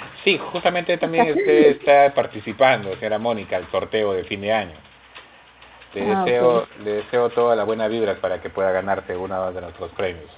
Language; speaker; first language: Spanish; native; Spanish